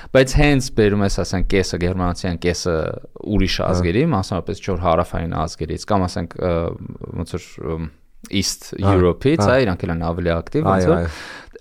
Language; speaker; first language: Armenian; native; Armenian